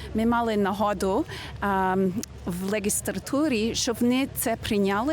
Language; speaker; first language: Ukrainian; early bilingual, heritage; Ukrainian